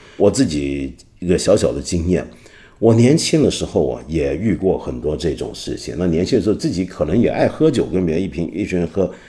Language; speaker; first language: Chinese; non-native, local second language; Cantonese